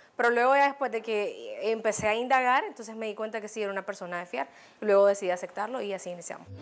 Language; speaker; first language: Spanish; native; Spanish